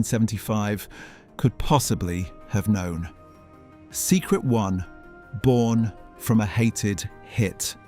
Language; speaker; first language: English; native; English